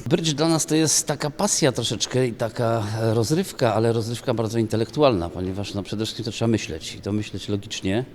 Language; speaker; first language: Polish; native; Polish